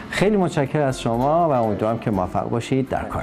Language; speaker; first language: Persian; native; Persian